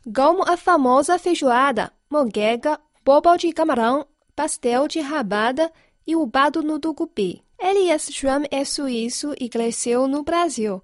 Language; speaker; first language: Portuguese; non-native, fluent; Chinese